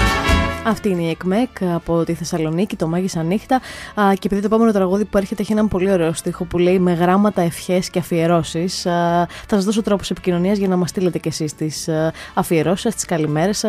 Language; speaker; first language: Greek; native; Greek